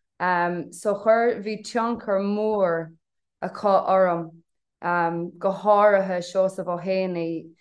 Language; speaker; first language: Irish; non-native, local second language; English